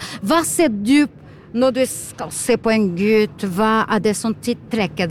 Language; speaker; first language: Norwegian; non-native, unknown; Portuguese